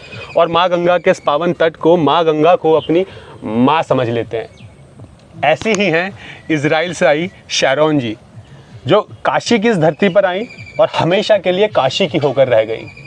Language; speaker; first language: Hindi; native; Hindi